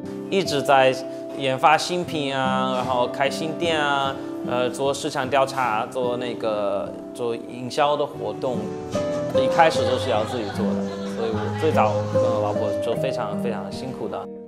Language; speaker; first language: Chinese; non-native, fluent; English